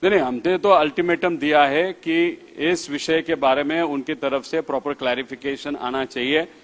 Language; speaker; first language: Hindi; non-native, local second language; Marathi